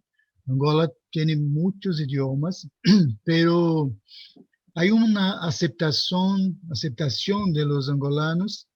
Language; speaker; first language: Spanish; non-native, fluent; Portuguese